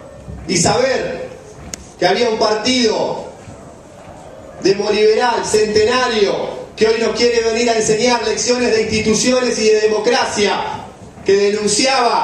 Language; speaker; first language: Spanish; native; Spanish